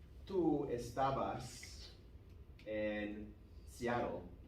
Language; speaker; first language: Spanish; non-native, fluent; English